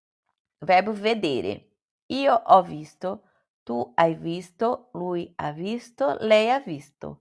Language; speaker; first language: Italian; non-native, fluent; Portuguese